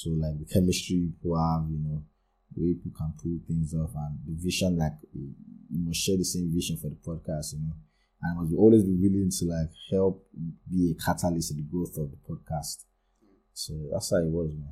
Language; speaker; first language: English; non-native, local second language; Yoruba